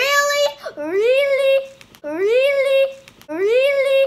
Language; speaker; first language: English; native; English